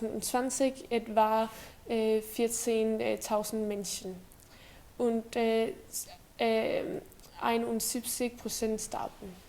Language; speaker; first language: German; non-native, learner; Danish